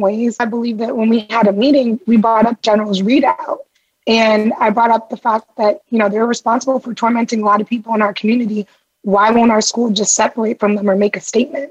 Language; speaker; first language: English; native; English